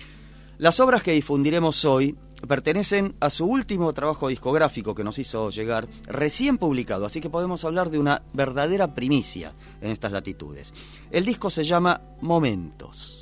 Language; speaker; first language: Spanish; native; Spanish